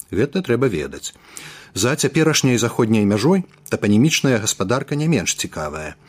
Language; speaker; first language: Belarusian; native; Belarusian